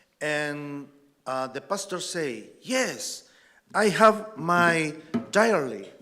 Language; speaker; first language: English; non-native, learner; Spanish